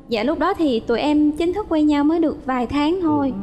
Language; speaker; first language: Vietnamese; native; Vietnamese